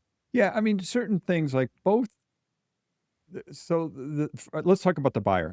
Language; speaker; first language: English; native; English